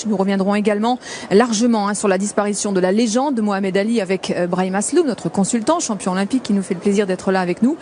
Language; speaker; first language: French; native; French